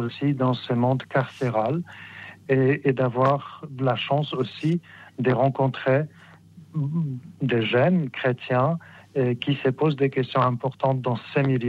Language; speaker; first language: French; non-native, fluent; Polish